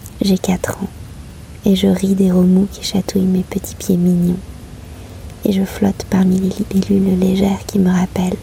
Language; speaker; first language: French; native; French